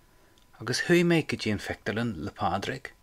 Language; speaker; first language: Irish; non-native, local second language; English